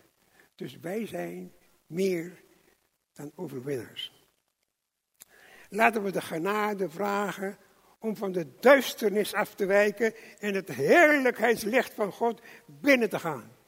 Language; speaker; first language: Dutch; non-native, local second language; English